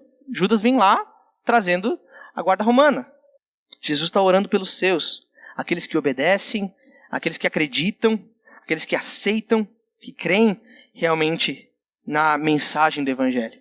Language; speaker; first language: Portuguese; native; Portuguese